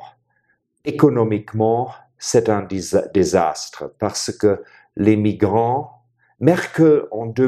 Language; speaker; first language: French; non-native, fluent; German